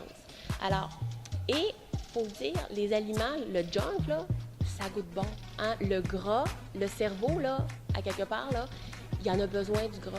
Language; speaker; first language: French; native; French